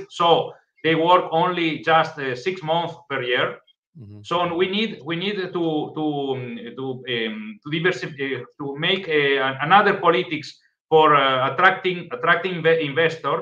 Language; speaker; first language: English; non-native, learner; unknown